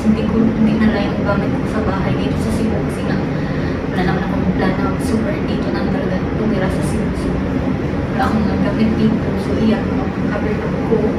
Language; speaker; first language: Filipino; non-native, local second language; Hiligaynon